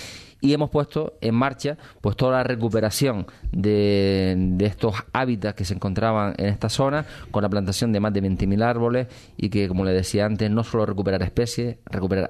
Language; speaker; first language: Spanish; native; Spanish